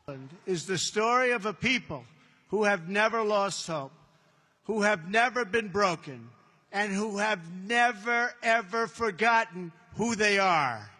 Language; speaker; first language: English; native; English